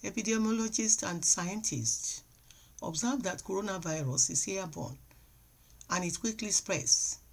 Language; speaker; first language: English; non-native, local second language; Yoruba